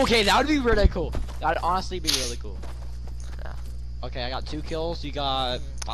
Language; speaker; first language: English; native; English